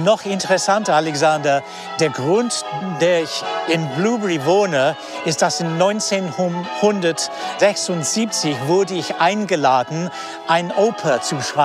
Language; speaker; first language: German; non-native, fluent; English